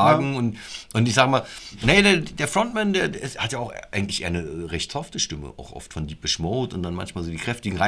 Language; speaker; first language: German; native; German